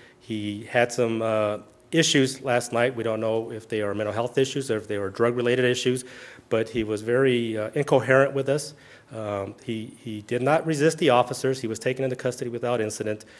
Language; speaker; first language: English; early bilingual, other home language; Spanish